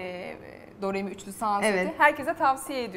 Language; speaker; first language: Turkish; native; Turkish